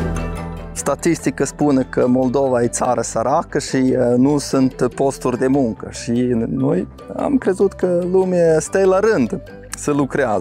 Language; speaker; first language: Romanian; non-native, fluent; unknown